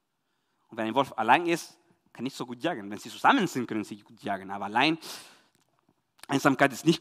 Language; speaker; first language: German; non-native, learner; Spanish